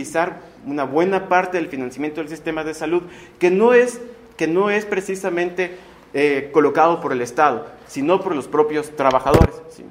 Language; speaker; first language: Spanish; native; Spanish